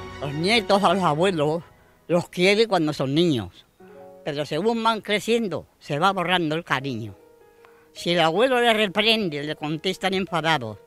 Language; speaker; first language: Spanish; native; Spanish